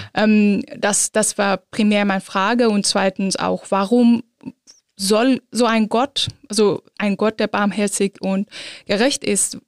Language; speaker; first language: German; non-native, fluent; Azerbaijani